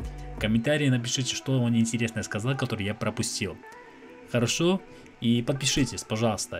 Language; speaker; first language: Russian; non-native, fluent; English